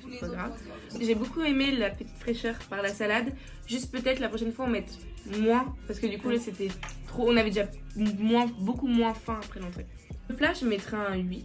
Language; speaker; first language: French; native; French